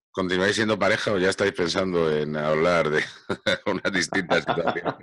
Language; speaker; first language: Spanish; native; Spanish